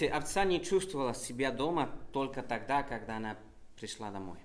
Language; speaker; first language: Russian; non-native, fluent; Spanish